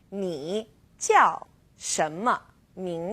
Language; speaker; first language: Chinese; non-native, fluent; English